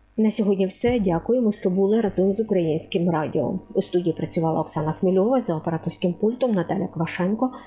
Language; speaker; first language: Ukrainian; native; Ukrainian